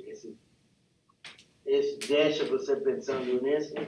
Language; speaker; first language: Portuguese; non-native, learner; English